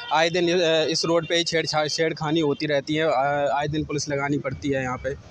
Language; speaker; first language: Hindi; native; Hindi